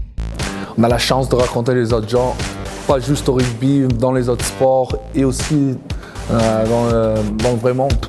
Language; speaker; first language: French; non-native, fluent; English